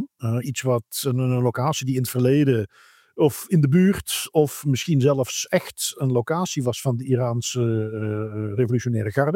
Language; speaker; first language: Dutch; native; Dutch